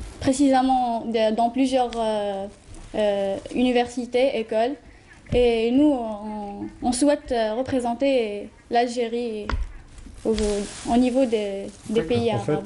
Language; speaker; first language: French; non-native, local second language; Arabic